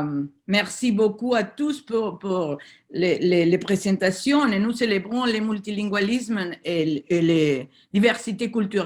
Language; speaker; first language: French; non-native, learner; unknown